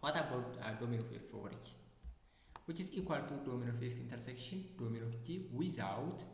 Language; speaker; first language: English; non-native, local second language; Amharic